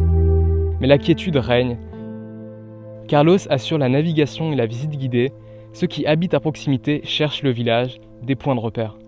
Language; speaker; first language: French; native; French